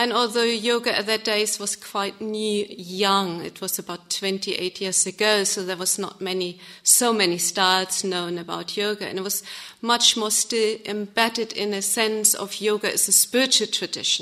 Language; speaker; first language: English; non-native, fluent; German